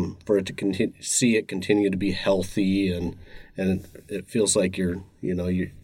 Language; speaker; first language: English; native; English